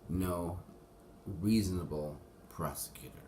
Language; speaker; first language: English; native; English